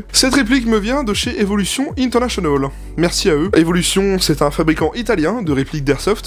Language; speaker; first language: French; native; French